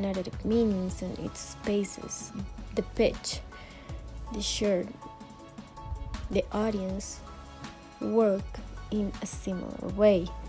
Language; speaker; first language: English; non-native, fluent; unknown